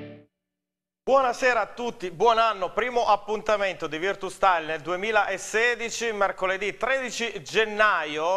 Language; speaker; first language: Italian; native; Italian